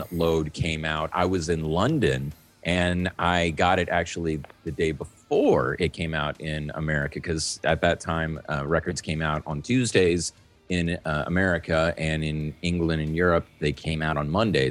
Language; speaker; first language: English; native; English